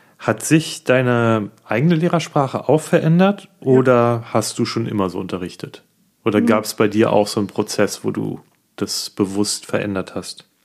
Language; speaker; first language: German; native; German